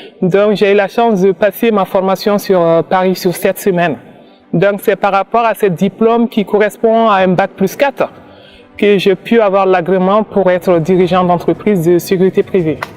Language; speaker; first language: French; non-native, local second language; Bambara